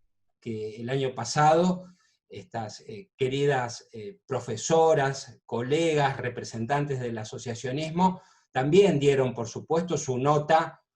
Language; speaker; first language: Spanish; native; Spanish